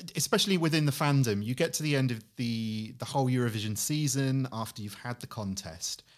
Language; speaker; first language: English; native; English